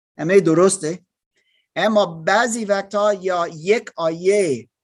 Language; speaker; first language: Persian; non-native, learner; German